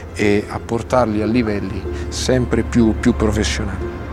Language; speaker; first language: Italian; non-native, fluent; Arabic